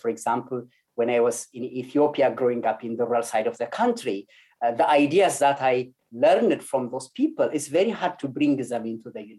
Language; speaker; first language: English; non-native, fluent; Amharic